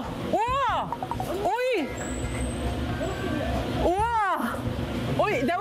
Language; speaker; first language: Korean; non-native, learner; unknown